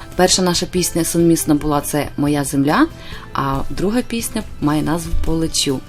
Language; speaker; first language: Ukrainian; native; Ukrainian